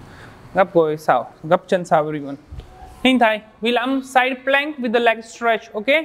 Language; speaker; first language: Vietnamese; non-native, learner; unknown